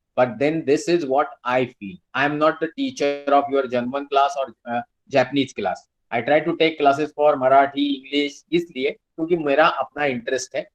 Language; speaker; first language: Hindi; non-native, local second language; Marathi